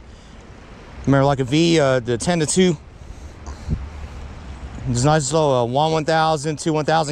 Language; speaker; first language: English; native; English